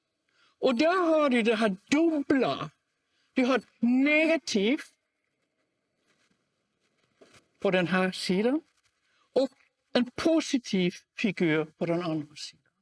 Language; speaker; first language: Swedish; non-native, fluent; German